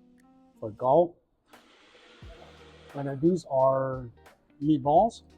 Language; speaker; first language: English; early bilingual, heritage; Hmong